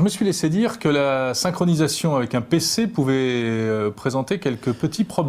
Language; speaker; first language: French; native; French